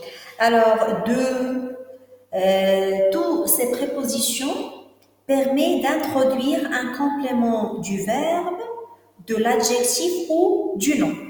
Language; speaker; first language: French; non-native, local second language; Arabic